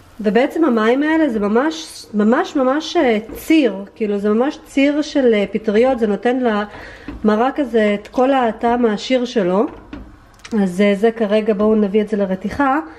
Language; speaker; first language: Hebrew; early bilingual, other home language; Russian